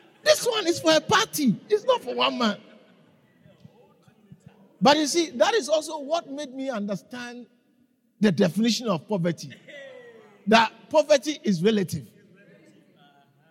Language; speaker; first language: English; non-native, local second language; Akan